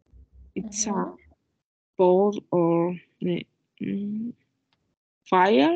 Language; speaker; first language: English; non-native, learner; Spanish